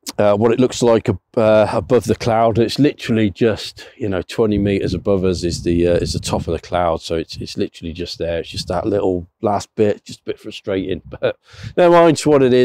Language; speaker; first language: English; native; English